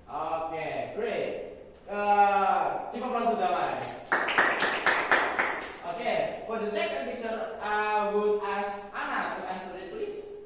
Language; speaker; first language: English; non-native, fluent; Indonesian